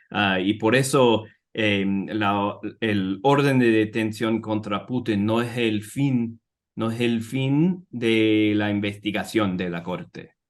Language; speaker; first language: Spanish; non-native, fluent; English